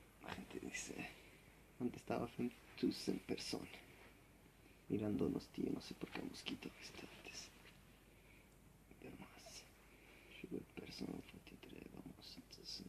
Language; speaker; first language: Spanish; non-native, fluent; Arabic